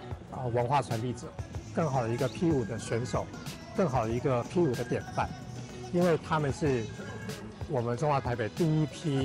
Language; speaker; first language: Chinese; native; Chinese